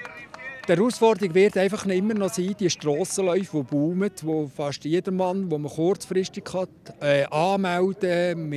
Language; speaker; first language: German; native; German